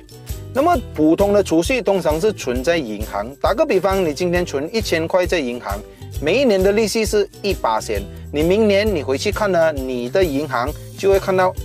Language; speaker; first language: Chinese; native; Chinese